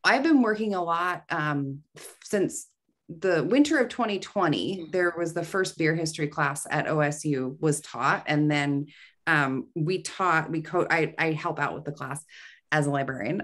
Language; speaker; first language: English; native; English